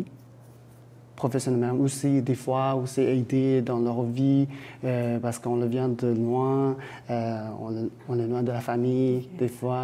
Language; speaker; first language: French; non-native, fluent; Chinese